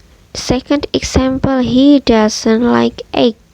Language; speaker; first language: English; non-native, fluent; Indonesian